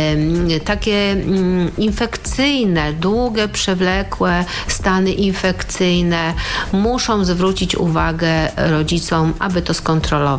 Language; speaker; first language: Polish; native; Polish